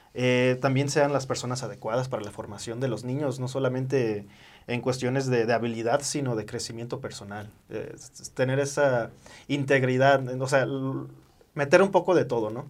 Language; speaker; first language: Spanish; early bilingual, heritage; Spanish